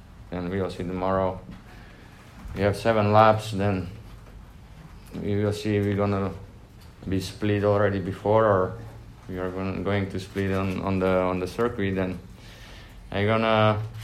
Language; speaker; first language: English; non-native, fluent; Slovak